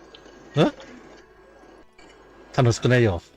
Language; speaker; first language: Japanese; native; Japanese